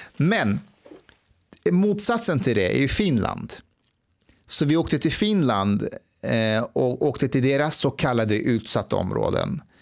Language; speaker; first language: Swedish; early bilingual, other home language; Persian